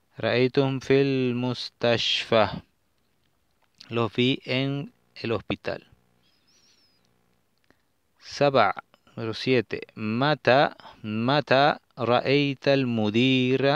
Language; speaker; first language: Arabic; non-native, fluent; Spanish